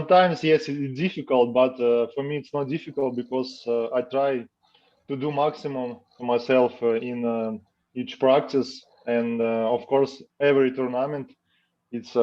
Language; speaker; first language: English; non-native, learner; Russian